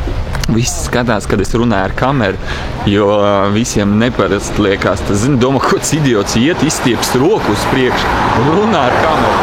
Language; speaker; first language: Latvian; native; Latvian